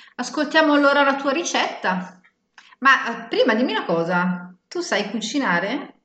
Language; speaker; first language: Italian; native; Italian